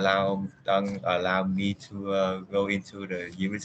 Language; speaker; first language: English; non-native, learner; Vietnamese